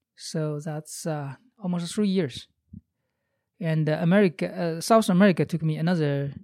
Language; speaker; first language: English; non-native, fluent; Chinese